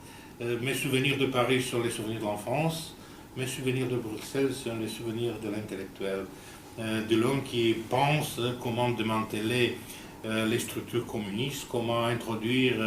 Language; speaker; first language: French; non-native, fluent; Romanian